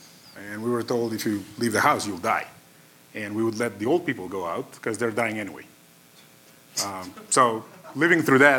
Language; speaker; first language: English; non-native, fluent; Macedonian